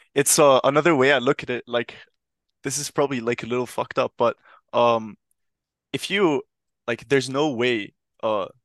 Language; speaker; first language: English; non-native, fluent; Italian